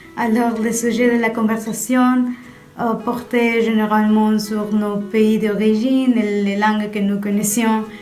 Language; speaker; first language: French; non-native, fluent; Spanish